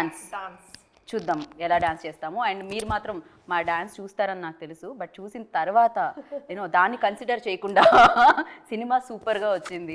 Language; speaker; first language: Telugu; native; Telugu